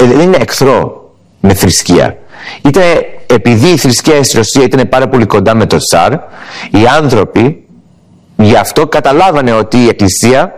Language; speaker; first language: Greek; early bilingual, heritage; Greek